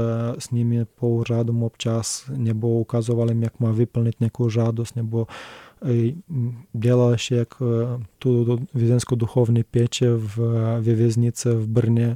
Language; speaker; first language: Czech; non-native, learner; Romanian